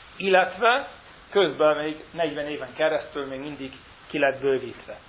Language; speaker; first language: Hungarian; non-native, fluent; English